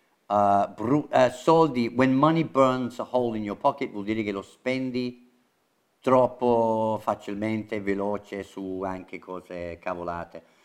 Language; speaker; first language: Italian; non-native, fluent; English